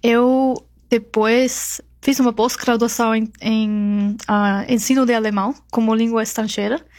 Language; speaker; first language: Portuguese; non-native, fluent; German